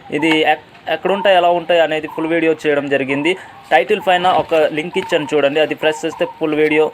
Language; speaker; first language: Telugu; non-native, local second language; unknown